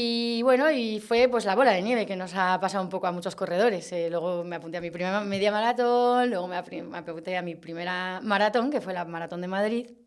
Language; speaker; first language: Spanish; native; Spanish